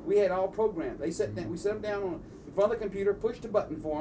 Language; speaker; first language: English; native; English